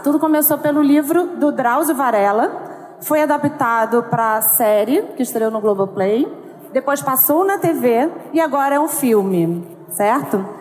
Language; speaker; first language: Portuguese; native; Portuguese